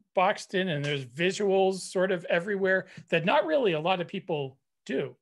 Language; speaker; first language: English; native; English